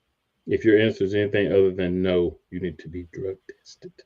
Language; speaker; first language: English; native; English